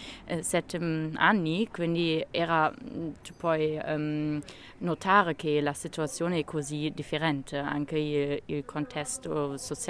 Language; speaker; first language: Italian; non-native, learner; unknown